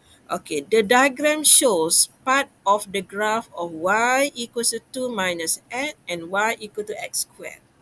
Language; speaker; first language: English; non-native, local second language; Malay